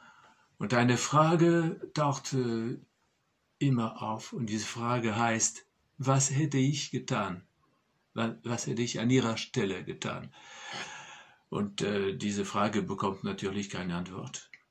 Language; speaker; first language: German; non-native, fluent; French